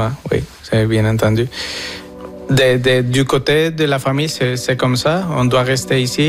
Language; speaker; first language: French; non-native, fluent; Spanish